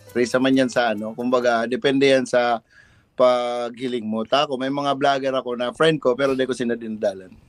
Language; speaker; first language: Filipino; non-native, local second language; Bikol